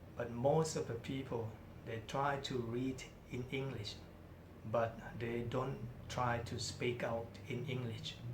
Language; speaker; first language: English; non-native, fluent; Thai